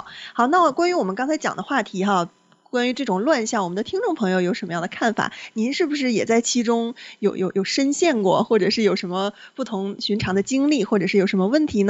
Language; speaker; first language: Chinese; native; Chinese